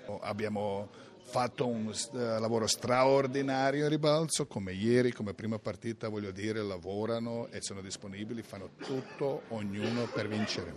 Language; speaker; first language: Italian; non-native, fluent; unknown